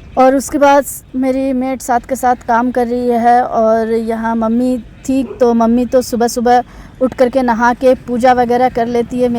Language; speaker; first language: Hindi; non-native, local second language; Bangla